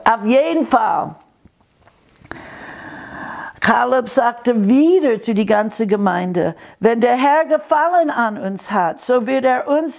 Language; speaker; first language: German; non-native, fluent; English